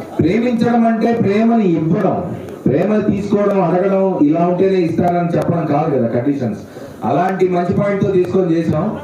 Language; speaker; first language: Telugu; native; Telugu